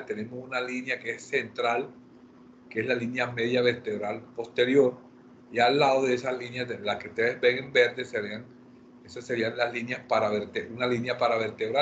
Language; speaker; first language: Spanish; native; Spanish